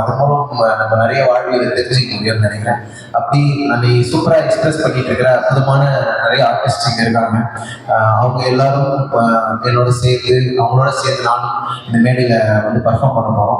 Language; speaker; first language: Tamil; native; Tamil